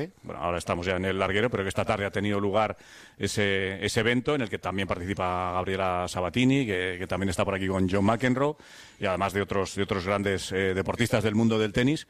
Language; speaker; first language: Spanish; native; Spanish